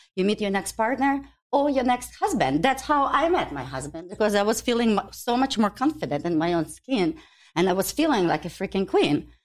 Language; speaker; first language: English; non-native, fluent; Ukrainian